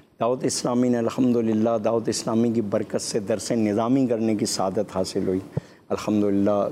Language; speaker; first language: Urdu; non-native, local second language; Memoni